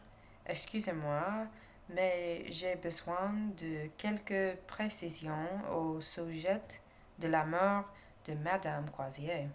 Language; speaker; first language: French; non-native, learner; English